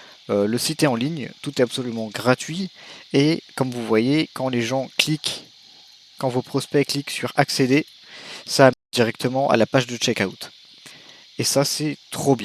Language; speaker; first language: French; native; French